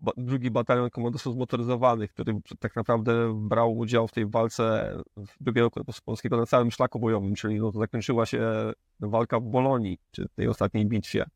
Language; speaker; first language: Polish; native; Polish